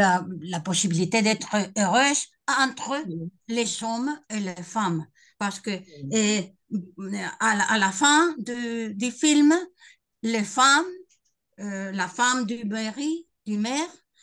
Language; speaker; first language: French; non-native, learner; Spanish